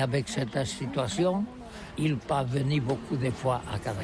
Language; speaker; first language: French; non-native, learner; Catalan